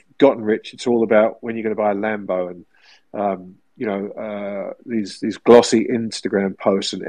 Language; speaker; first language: English; native; English